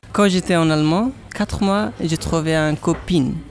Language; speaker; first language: French; non-native, learner; Persian